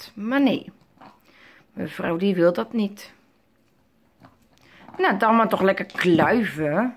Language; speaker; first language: Dutch; native; Dutch